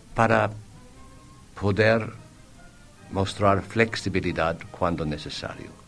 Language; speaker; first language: Spanish; non-native, fluent; English